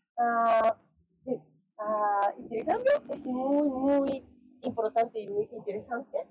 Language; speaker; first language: Spanish; non-native, learner; Japanese